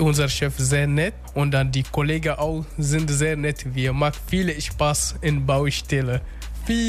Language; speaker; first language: German; non-native, learner; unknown